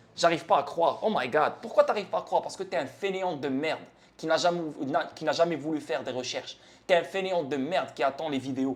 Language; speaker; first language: French; native; French